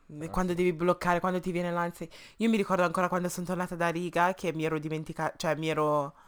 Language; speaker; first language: Italian; early bilingual, other home language; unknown